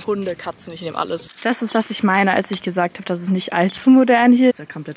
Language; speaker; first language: German; native; German